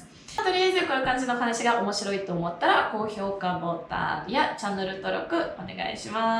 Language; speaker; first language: Japanese; non-native, fluent; Russian